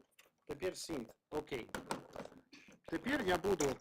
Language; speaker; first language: Russian; non-native, learner; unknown